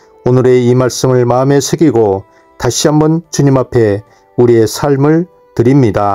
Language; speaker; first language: Korean; native; Korean